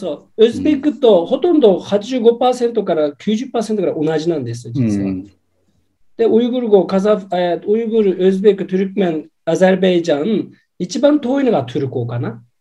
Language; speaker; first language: Japanese; non-native, fluent; Uyghur